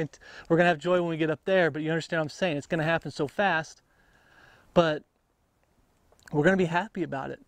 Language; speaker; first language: English; native; English